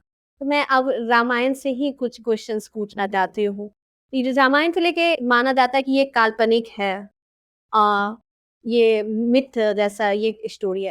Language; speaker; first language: Hindi; native; Hindi